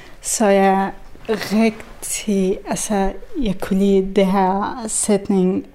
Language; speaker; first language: Danish; non-native, fluent; Arabic